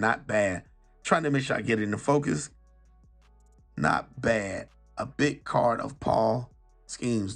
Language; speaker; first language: English; native; English